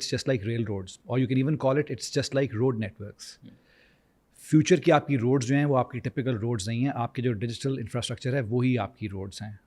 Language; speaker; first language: Urdu; native; Urdu